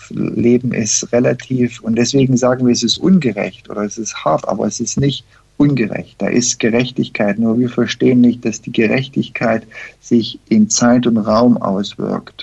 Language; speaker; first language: German; non-native, fluent; English